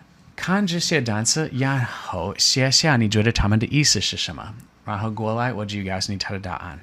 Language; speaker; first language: Chinese; non-native, fluent; English